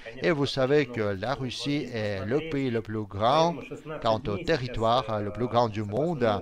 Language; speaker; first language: French; non-native, fluent; Russian